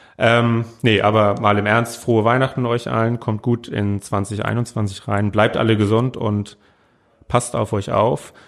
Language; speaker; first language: German; native; German